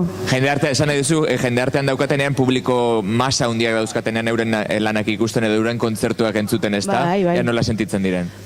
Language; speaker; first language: Basque; native; Basque